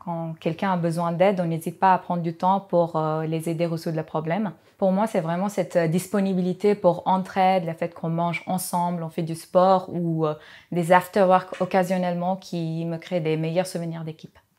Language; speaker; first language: French; non-native, fluent; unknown